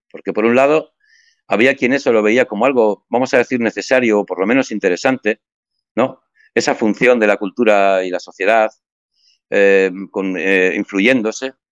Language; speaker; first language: Spanish; native; Spanish